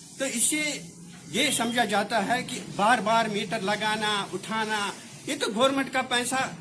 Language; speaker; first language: Urdu; non-native, local second language; Kashmiri